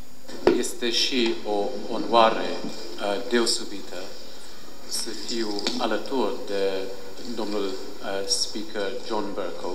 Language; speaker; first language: Romanian; non-native, fluent; English